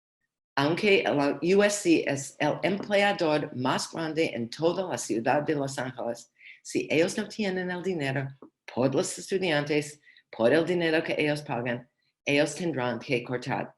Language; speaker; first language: Spanish; non-native, learner; English